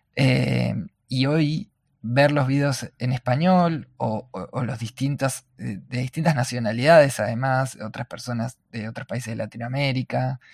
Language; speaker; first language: Spanish; native; Spanish